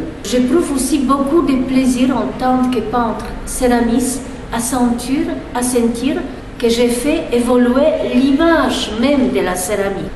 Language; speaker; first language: French; non-native, fluent; Polish